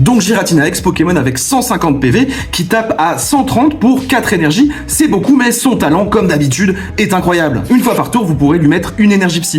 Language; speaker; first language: French; native; French